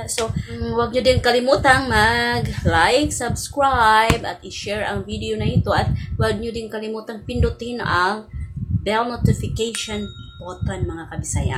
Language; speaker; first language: Filipino; non-native, local second language; Cebuano